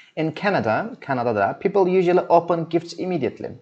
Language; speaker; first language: English; non-native, fluent; Azerbaijani